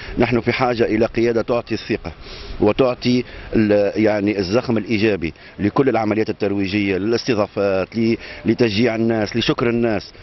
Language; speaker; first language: Arabic; native; Arabic